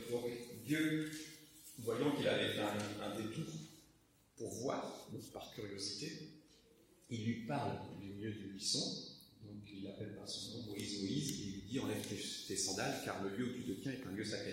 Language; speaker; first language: French; native; French